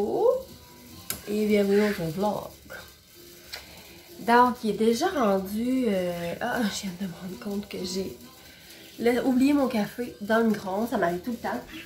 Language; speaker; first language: French; native; French